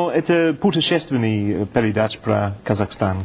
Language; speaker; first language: Russian; non-native, learner; English